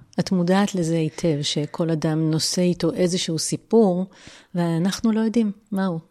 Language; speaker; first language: Hebrew; native; Hebrew